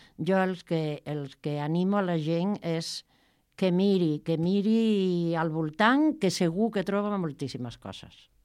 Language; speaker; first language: Catalan; non-native, local second language; Spanish